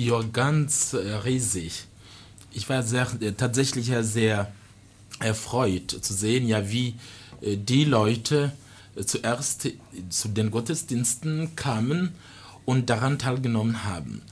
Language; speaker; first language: German; non-native, fluent; Rundi